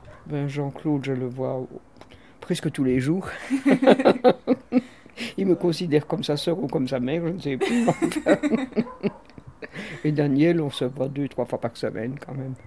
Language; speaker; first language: French; native; French